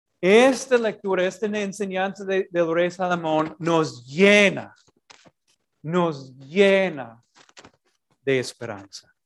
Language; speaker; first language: Spanish; non-native, fluent; English